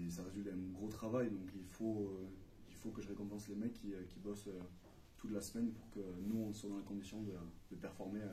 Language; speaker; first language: French; native; French